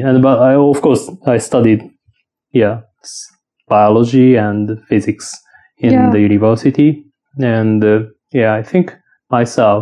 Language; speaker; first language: English; non-native, fluent; Japanese